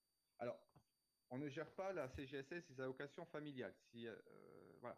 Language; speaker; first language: French; native; French